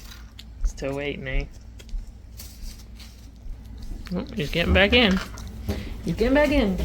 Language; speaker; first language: English; native; English